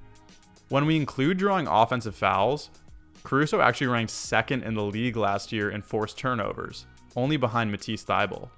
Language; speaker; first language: English; native; English